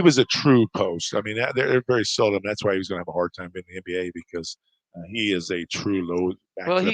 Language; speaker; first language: English; native; English